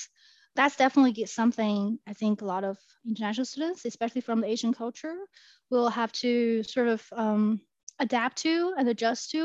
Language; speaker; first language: English; non-native, fluent; Chinese